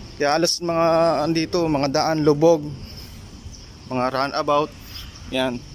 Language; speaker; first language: Filipino; non-native, local second language; Pampanga